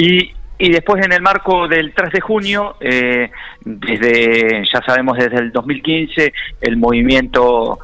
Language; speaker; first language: Spanish; native; Spanish